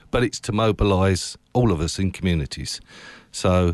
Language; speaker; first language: English; native; English